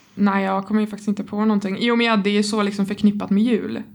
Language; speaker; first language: Swedish; non-native, fluent; Arabic